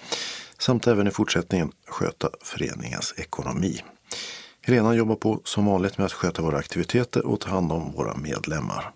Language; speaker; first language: Swedish; native; Swedish